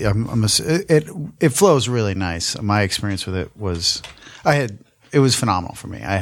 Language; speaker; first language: English; native; English